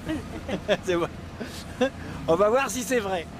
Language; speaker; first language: French; native; French